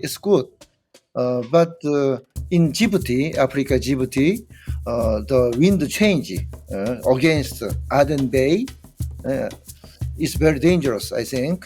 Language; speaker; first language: English; non-native, learner; Korean